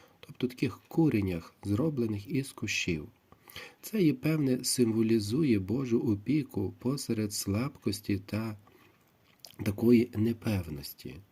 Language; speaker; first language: Ukrainian; native; Ukrainian